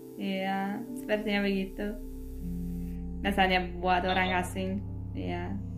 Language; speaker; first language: Indonesian; non-native, learner; Polish